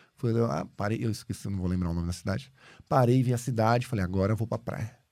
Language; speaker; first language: Portuguese; native; Portuguese